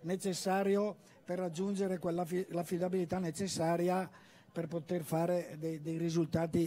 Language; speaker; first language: Italian; native; Italian